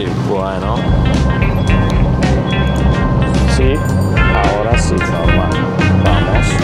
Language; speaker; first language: Spanish; non-native, learner; Turkish